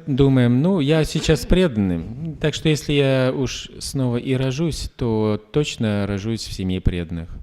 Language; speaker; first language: Russian; native; Russian